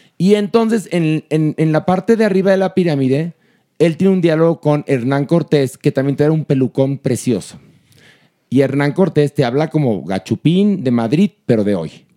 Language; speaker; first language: Spanish; native; Spanish